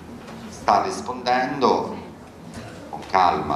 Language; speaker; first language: Italian; native; Italian